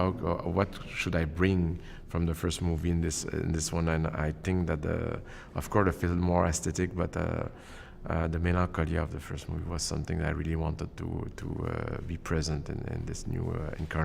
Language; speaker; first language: English; non-native, local second language; French